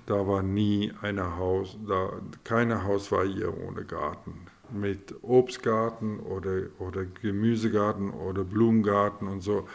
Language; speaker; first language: German; non-native, local second language; Afrikaans